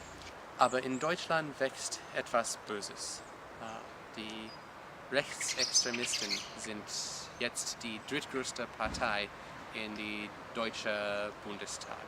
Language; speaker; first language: German; non-native, learner; English